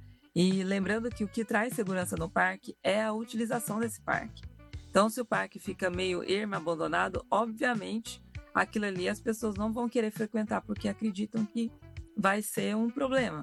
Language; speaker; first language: Portuguese; native; Portuguese